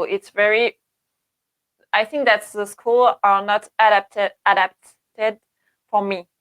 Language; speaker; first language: English; non-native, learner; French